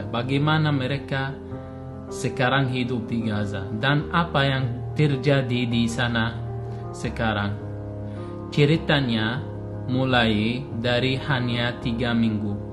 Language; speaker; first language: Indonesian; non-native, fluent; Arabic